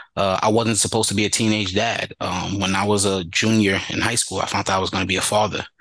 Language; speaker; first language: English; native; English